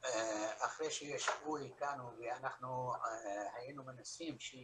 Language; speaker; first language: Hebrew; non-native, local second language; Arabic